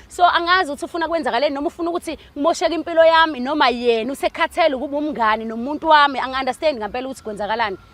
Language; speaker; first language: Zulu; native; Zulu